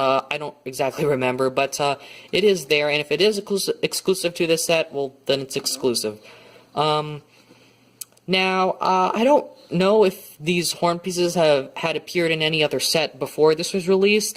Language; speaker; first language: English; native; English